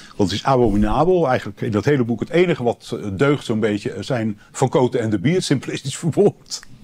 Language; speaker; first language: Dutch; native; Dutch